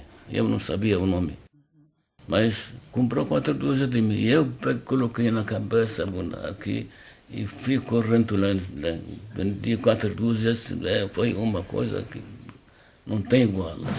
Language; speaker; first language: Portuguese; non-native, learner; Arabic